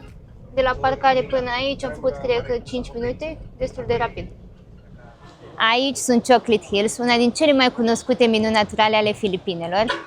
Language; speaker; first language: Romanian; native; Romanian